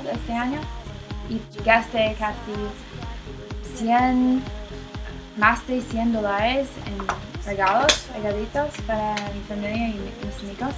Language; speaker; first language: Spanish; non-native, learner; English